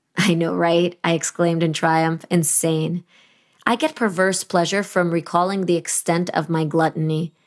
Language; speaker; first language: English; early bilingual, other home language; Russian